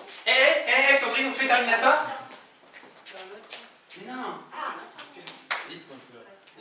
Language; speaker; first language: French; native; French